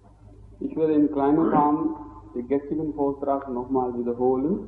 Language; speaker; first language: German; non-native, fluent; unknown